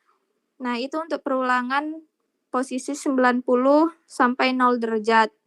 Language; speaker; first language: Indonesian; native; Indonesian